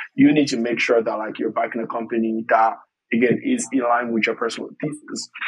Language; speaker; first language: English; non-native, fluent; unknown